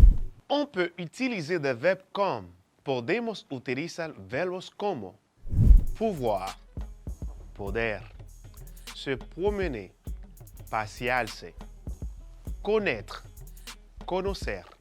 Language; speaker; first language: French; non-native, fluent; Spanish